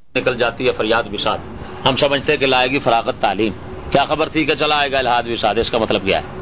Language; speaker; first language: Urdu; non-native, local second language; Punjabi